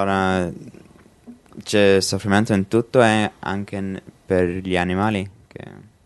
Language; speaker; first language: Italian; early bilingual, heritage; English